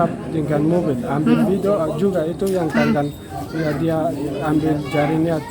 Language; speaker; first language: Indonesian; non-native, learner; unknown